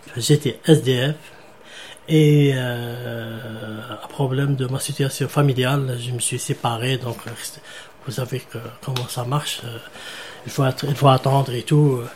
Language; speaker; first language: French; non-native, local second language; Arabic